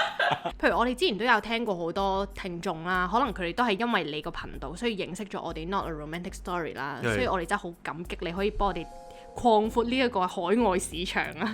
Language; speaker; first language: Cantonese; native; Cantonese